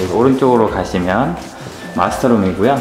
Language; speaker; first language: Korean; native; Korean